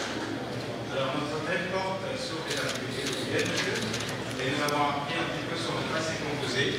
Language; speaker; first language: French; non-native, fluent; Indonesian